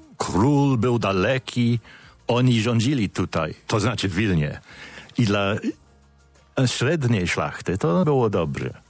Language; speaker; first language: Polish; non-native, fluent; English